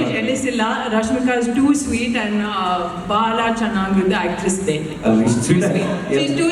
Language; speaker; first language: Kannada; non-native, learner; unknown